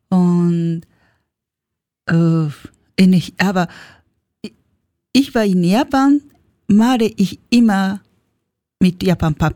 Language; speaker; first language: German; non-native, learner; Japanese